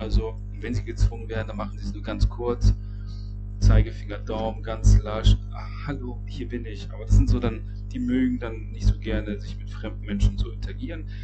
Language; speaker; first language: German; native; German